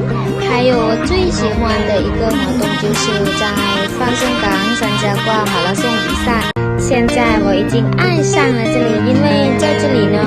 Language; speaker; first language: Chinese; non-native, fluent; Lao